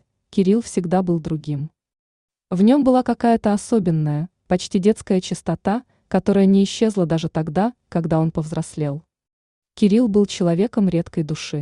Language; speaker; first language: Russian; native; Russian